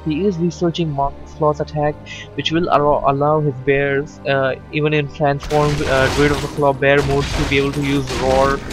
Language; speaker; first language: English; non-native, fluent; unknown